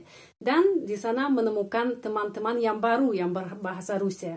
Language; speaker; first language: Indonesian; non-native, fluent; Russian